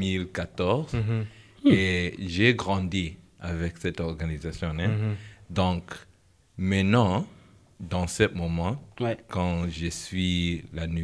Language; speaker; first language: French; non-native, learner; English